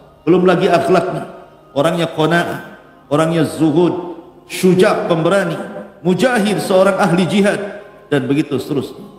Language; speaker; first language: Indonesian; native; Indonesian